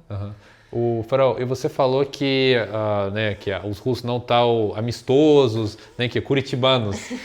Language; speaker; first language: Portuguese; non-native, fluent; Russian